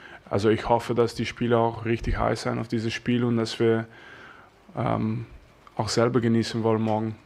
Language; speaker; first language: German; non-native, fluent; French